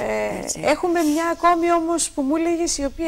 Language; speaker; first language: Greek; native; Greek